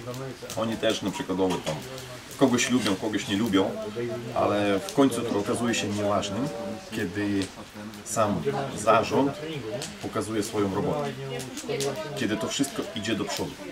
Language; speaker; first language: Polish; non-native, fluent; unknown